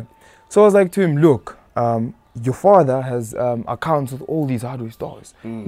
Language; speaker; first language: English; non-native, local second language; Tsonga